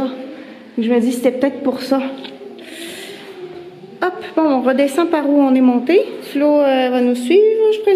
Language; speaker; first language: French; native; French